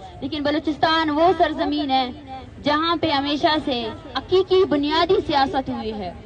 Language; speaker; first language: Urdu; non-native, local second language; Baluchi